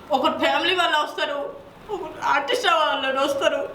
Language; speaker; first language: Telugu; non-native, local second language; Odia